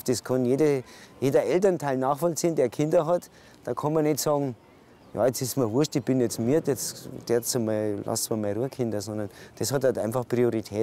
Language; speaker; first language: German; native; German